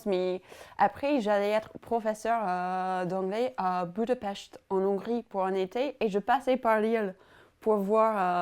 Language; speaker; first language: French; non-native, fluent; English